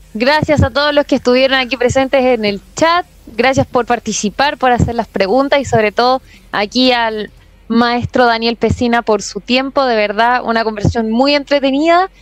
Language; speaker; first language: Spanish; native; Spanish